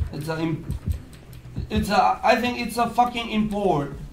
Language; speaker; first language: English; non-native, learner; Korean